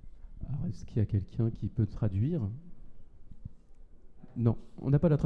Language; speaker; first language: French; native; French